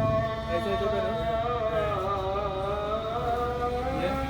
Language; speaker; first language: Hindi; non-native, local second language; Malayalam